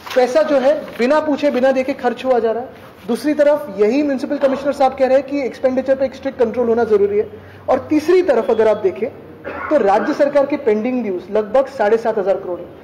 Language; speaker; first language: Hindi; non-native, local second language; Marathi